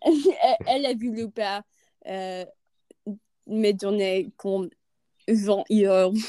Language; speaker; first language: French; non-native, learner; English